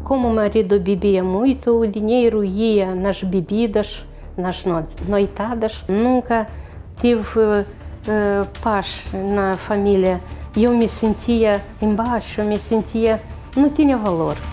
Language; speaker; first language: Portuguese; non-native, fluent; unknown